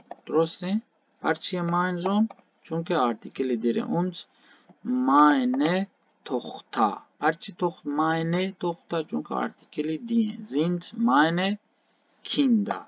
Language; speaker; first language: German; non-native, learner; Baluchi